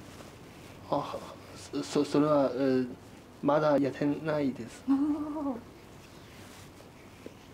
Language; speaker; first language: Japanese; non-native, learner; Chinese